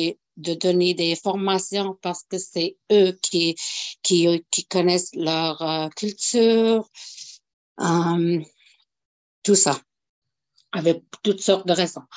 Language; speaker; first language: French; non-native, local second language; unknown